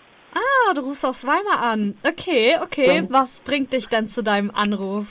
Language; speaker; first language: German; native; German